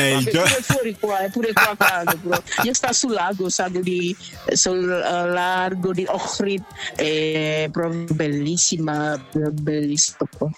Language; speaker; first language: Italian; non-native, learner; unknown